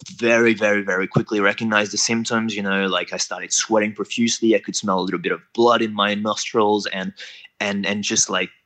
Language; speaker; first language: English; non-native, fluent; French